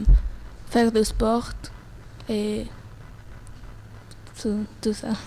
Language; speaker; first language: French; non-native, learner; Spanish